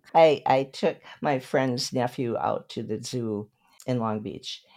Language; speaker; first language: English; native; English